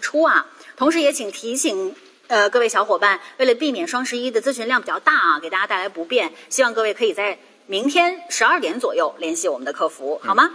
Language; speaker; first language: Chinese; native; Chinese